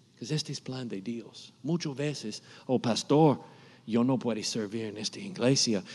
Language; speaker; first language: Spanish; non-native, learner; English